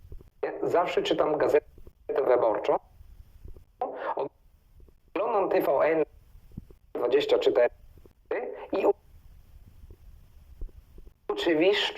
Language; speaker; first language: Polish; non-native, fluent; Italian